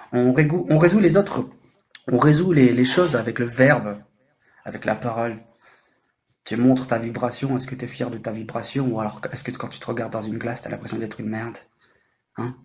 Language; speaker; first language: French; native; French